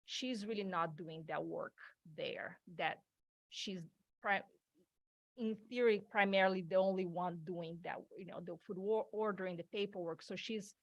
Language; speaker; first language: English; non-native, fluent; Portuguese